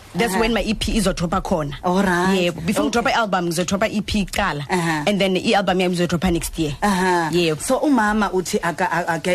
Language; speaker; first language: Zulu; non-native, local second language; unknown